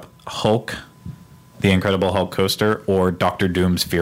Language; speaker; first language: English; native; English